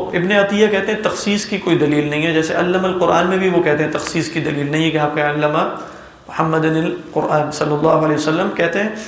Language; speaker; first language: Urdu; native; Urdu